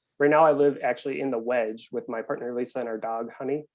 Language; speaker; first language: English; native; English